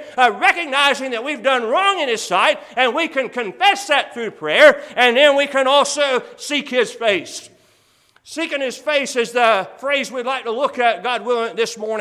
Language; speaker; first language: English; native; English